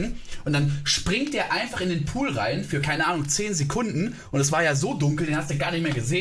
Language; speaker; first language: German; native; German